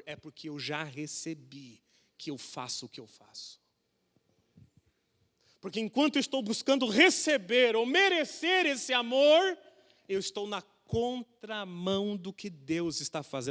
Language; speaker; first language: Portuguese; native; Portuguese